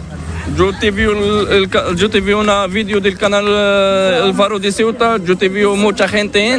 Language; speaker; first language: Spanish; non-native, learner; Arabic